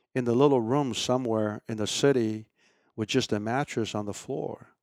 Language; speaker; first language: English; early bilingual, other home language; Chinese